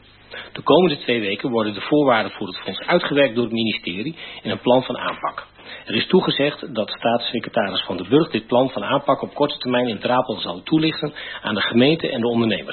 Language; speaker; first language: Dutch; native; Dutch